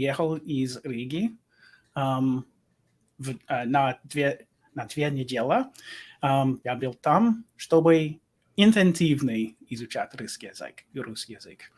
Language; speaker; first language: Russian; non-native, learner; English